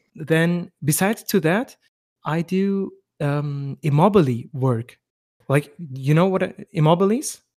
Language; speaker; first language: English; non-native, fluent; German